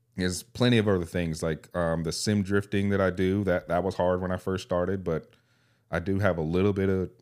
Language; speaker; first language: English; native; English